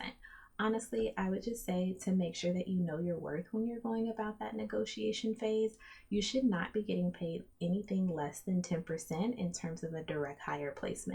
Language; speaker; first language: English; native; English